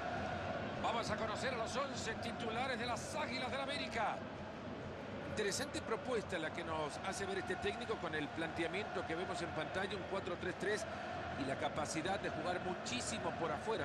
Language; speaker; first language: Spanish; native; Spanish